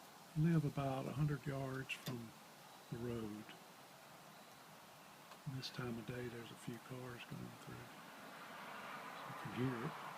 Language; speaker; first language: English; native; English